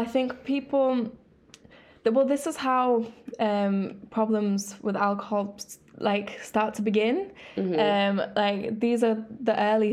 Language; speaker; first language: English; native; English